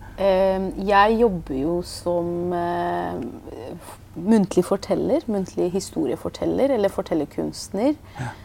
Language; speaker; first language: Norwegian; early bilingual, other home language; Persian